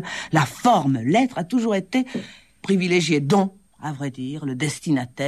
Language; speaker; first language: French; native; French